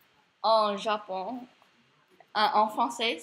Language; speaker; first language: French; non-native, learner; English